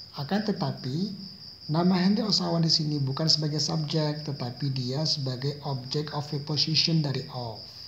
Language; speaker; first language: Indonesian; native; Indonesian